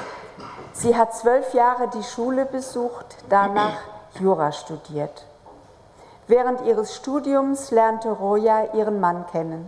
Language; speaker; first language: German; native; German